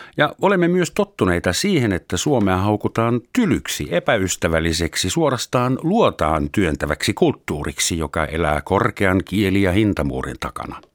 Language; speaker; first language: Finnish; non-native, fluent; German